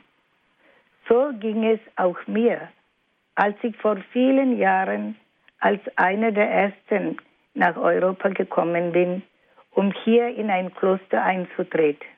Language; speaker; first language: German; non-native, fluent; Malayalam